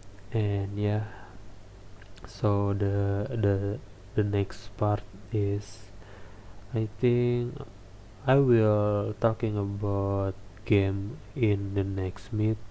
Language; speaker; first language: English; non-native, learner; Indonesian